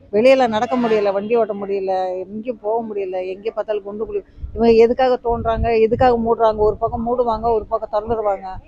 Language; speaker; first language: Tamil; native; Tamil